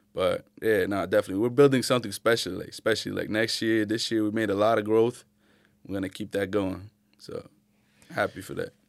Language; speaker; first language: English; early bilingual, other home language; Arabic